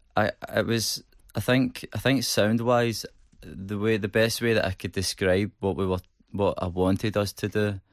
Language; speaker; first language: English; native; English